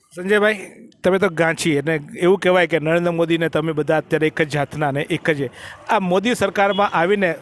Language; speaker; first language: Gujarati; native; Gujarati